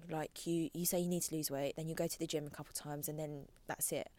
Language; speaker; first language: English; native; English